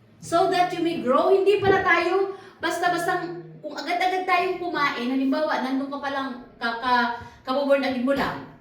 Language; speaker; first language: Filipino; non-native, local second language; Cebuano